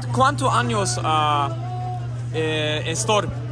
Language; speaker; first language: Spanish; non-native, learner; German